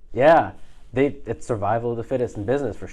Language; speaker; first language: English; native; English